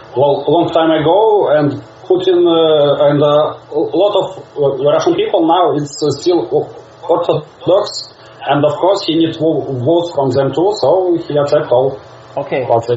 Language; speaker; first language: English; non-native, learner; Russian